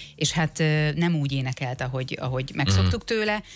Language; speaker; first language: Hungarian; native; Hungarian